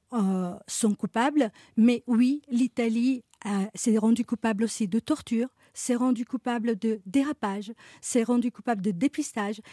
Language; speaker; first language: French; non-native, fluent; Italian